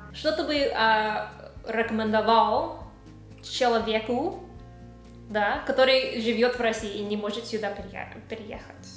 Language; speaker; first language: Russian; non-native, learner; English